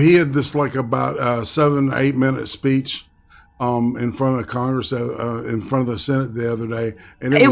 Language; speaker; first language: English; native; English